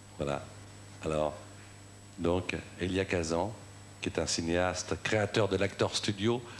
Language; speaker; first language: French; native; French